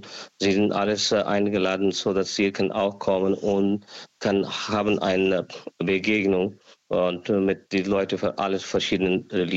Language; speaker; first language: German; non-native, learner; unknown